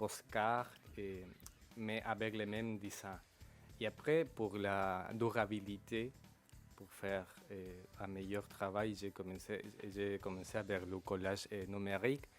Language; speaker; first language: French; non-native, local second language; Spanish